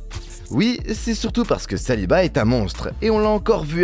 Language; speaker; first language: French; native; French